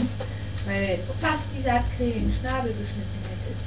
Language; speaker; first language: German; native; German